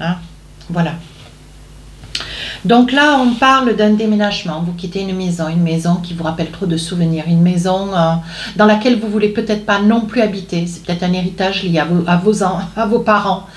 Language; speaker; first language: French; native; French